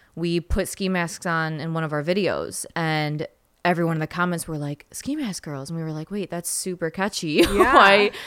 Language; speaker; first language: English; native; English